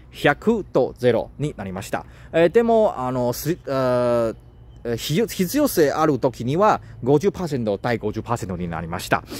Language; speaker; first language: Japanese; non-native, learner; Chinese